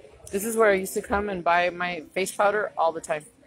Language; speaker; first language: English; early bilingual, other home language; Spanish